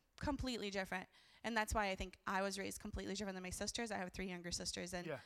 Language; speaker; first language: English; early bilingual, other home language; Portuguese